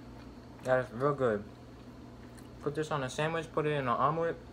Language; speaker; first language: English; native; English